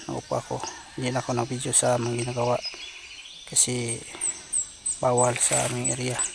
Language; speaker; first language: Filipino; non-native, local second language; Cebuano